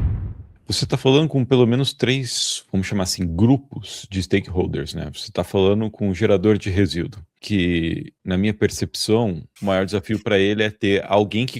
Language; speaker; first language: Portuguese; native; Portuguese